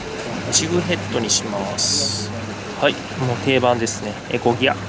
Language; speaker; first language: Japanese; native; Japanese